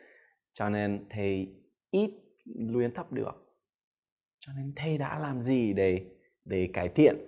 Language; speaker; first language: Vietnamese; non-native, fluent; English